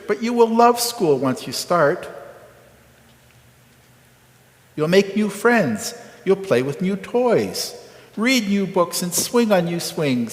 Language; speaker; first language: English; native; English